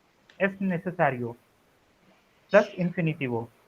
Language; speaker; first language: Spanish; non-native, fluent; Hindi